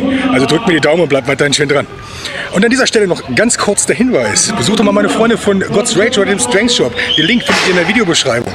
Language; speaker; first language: German; native; German